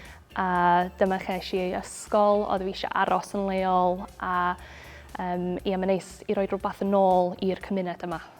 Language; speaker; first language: Welsh; native; Welsh